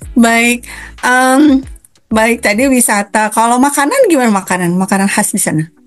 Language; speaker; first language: Indonesian; native; Indonesian